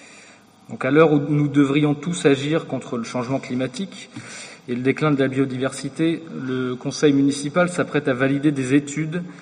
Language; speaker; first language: French; native; French